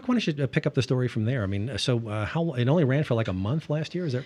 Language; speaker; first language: English; native; English